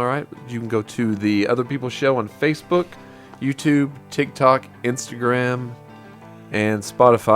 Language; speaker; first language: English; native; English